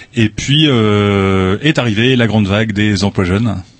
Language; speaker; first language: French; native; French